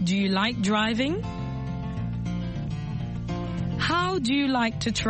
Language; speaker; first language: English; non-native, fluent; French